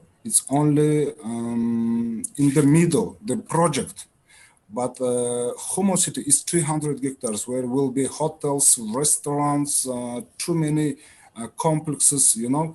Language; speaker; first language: English; non-native, learner; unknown